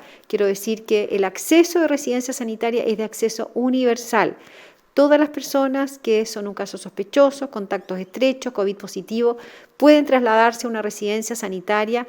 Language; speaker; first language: Spanish; native; Spanish